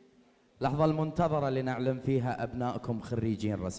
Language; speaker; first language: Arabic; native; Arabic